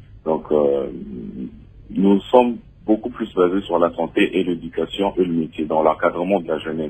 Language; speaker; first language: French; non-native, local second language; Lingala